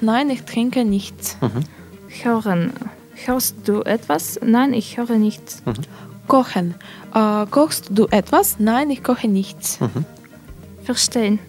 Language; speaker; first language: German; non-native, learner; Russian